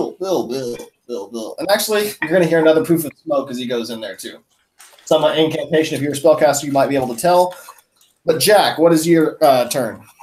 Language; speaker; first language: English; native; English